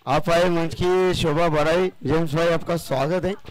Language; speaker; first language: Hindi; non-native, local second language; Marathi